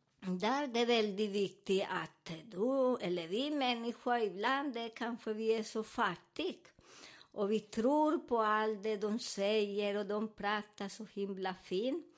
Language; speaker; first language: Swedish; non-native, learner; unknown